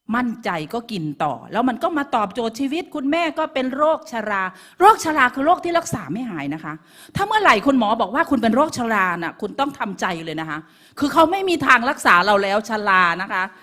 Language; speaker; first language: Thai; native; Thai